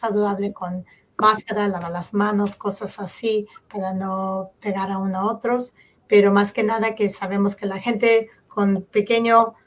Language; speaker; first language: Spanish; early bilingual, heritage; Spanish